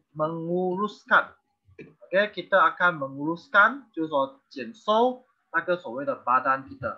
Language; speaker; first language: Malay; non-native, local second language; Chinese